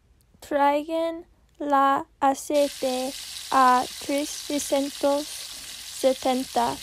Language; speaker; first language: Spanish; non-native, learner; English